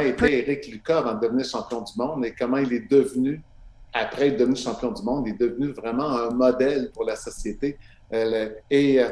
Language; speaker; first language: French; native; French